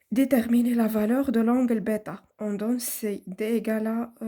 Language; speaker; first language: French; non-native, local second language; Arabic